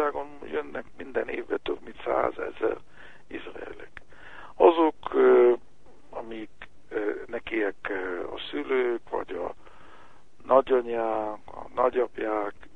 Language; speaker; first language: Hungarian; early bilingual, heritage; Hebrew